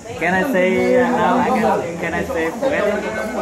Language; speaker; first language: English; non-native, learner; Vietnamese